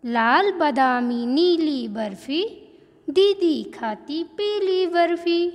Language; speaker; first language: Hindi; non-native, local second language; Marathi